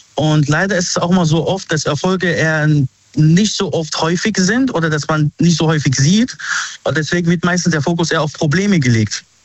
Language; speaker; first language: German; early bilingual, other home language; Arabic